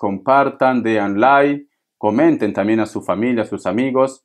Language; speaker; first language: Spanish; native; Spanish